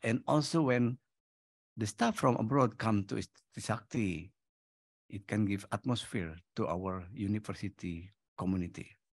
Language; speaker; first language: English; non-native, fluent; Indonesian